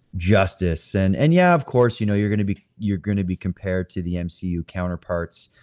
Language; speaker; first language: English; native; English